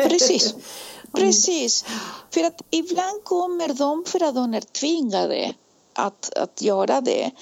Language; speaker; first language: Swedish; non-native, fluent; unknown